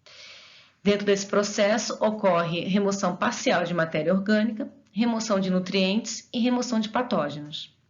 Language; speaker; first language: Portuguese; native; Portuguese